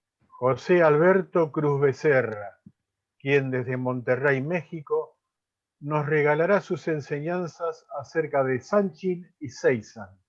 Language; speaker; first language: Spanish; native; Spanish